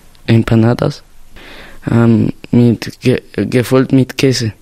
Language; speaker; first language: German; non-native, learner; Spanish